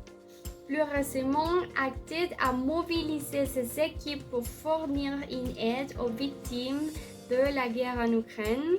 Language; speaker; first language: French; non-native, fluent; Spanish